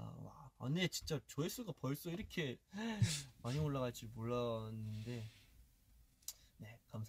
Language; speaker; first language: Korean; early bilingual, heritage; Korean